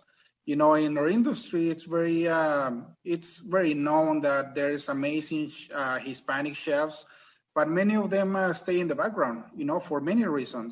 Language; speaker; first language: English; non-native, fluent; Spanish